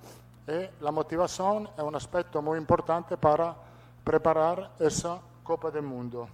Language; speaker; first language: Portuguese; non-native, fluent; Italian